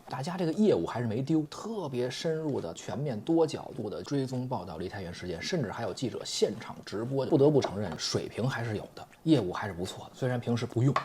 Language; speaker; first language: Chinese; native; Chinese